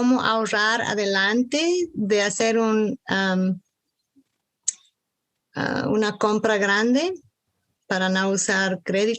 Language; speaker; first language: Spanish; early bilingual, heritage; Spanish